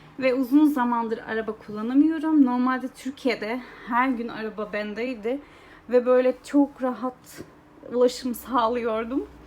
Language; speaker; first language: Turkish; early bilingual, heritage; Turkish